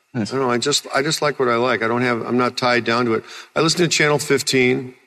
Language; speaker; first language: English; native; English